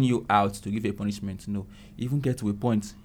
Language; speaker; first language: English; non-native, local second language; Igbo